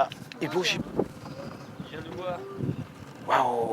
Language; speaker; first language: French; non-native, local second language; Wolof